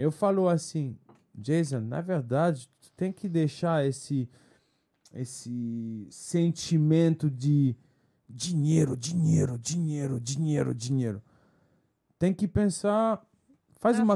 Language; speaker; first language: Portuguese; non-native, fluent; French